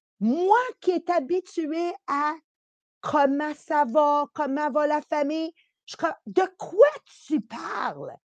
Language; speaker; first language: French; early bilingual, other home language; Italian